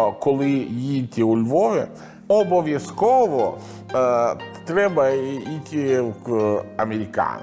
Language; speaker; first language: Ukrainian; non-native, learner; Italian